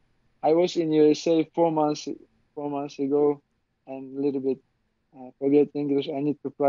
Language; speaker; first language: English; non-native, learner; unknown